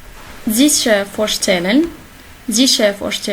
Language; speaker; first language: German; non-native, learner; Arabic